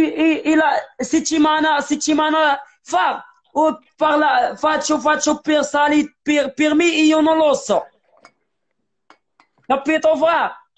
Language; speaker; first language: Italian; non-native, learner; Arabic